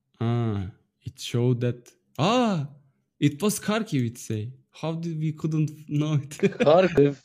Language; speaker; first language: English; non-native, fluent; Turkish